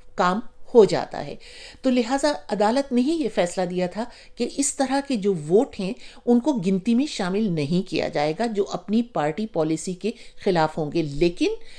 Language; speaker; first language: Urdu; native; Urdu